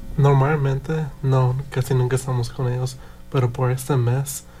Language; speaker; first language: Spanish; early bilingual, heritage; Spanish